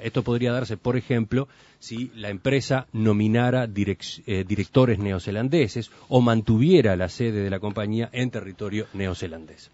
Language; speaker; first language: Spanish; native; Spanish